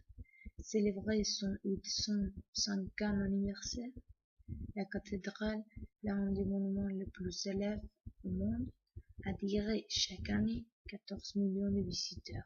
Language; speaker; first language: French; non-native, learner; Spanish